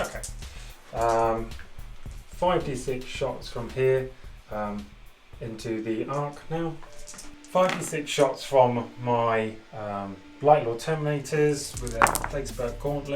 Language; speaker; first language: English; native; English